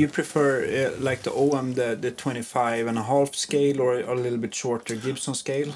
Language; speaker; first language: English; non-native, fluent; Swedish